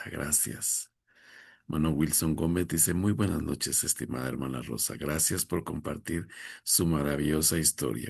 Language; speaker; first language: Spanish; native; Spanish